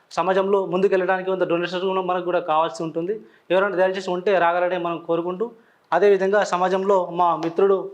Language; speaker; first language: Telugu; non-native, local second language; Lambadi